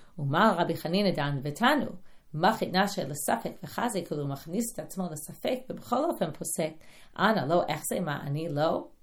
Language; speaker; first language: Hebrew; non-native, fluent; English